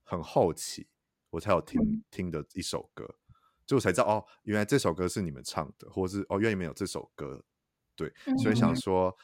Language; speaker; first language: Chinese; native; Chinese